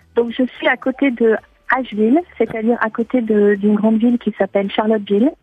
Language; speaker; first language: French; native; French